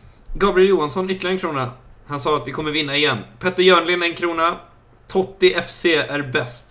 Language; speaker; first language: Swedish; native; Swedish